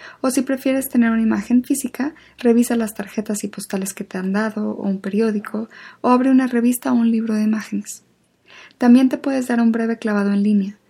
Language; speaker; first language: Spanish; native; Spanish